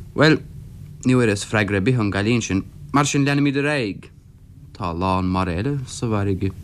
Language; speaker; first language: Irish; non-native, local second language; English